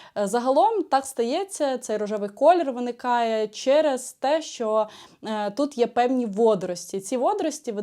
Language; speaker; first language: Ukrainian; native; Ukrainian